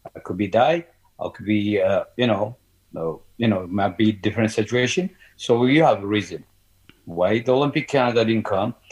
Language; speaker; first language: English; non-native, learner; Amharic